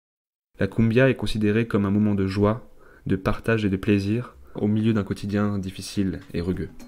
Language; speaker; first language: French; native; French